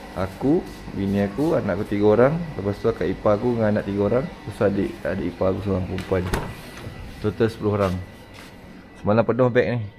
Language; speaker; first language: Malay; native; Malay